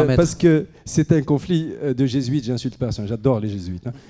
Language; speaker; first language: French; non-native, local second language; Arabic